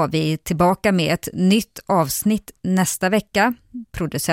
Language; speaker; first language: Swedish; native; Swedish